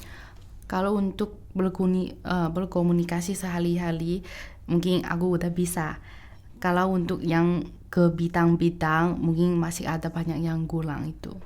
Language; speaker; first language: Indonesian; non-native, fluent; Chinese